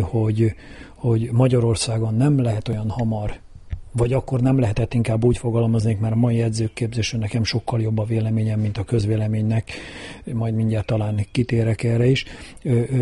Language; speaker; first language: Hungarian; native; Hungarian